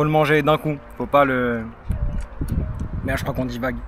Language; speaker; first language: French; native; French